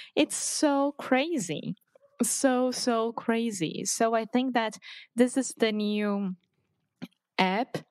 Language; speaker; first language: English; non-native, fluent; Portuguese